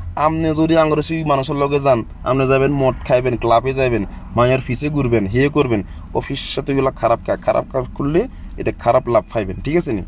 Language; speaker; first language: Bangla; non-native, fluent; Zulu